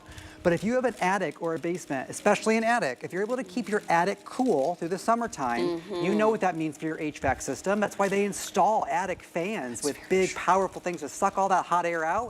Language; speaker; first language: English; native; English